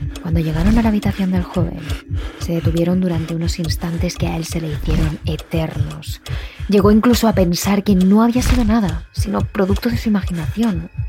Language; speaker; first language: Spanish; native; Spanish